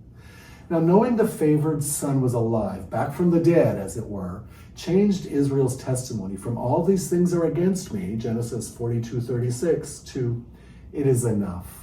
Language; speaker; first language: English; native; English